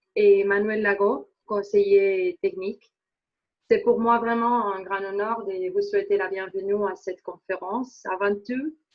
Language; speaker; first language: French; non-native, fluent; Spanish